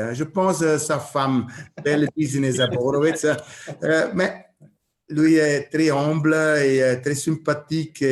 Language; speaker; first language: French; non-native, learner; German